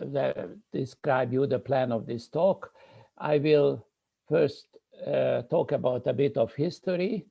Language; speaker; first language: English; non-native, fluent; Hungarian